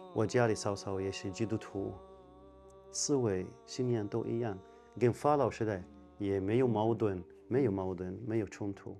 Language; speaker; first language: Chinese; non-native, fluent; Arabic